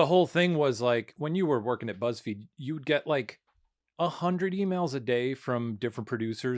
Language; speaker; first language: English; native; English